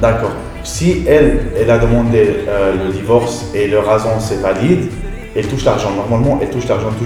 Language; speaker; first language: French; non-native, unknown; Arabic